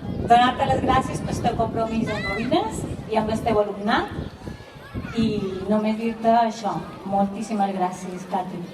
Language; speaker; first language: Catalan; native; Catalan